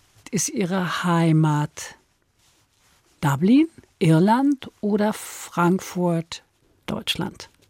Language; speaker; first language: German; native; German